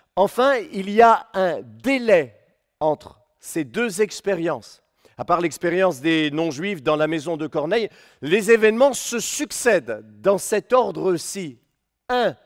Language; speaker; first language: French; native; French